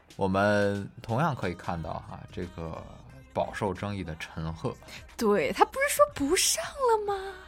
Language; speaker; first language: Chinese; native; Chinese